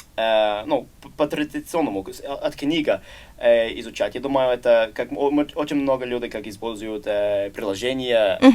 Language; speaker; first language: Russian; non-native, learner; English